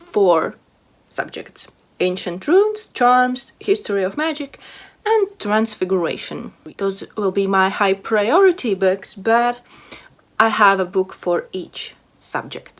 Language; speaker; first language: English; non-native, fluent; Latvian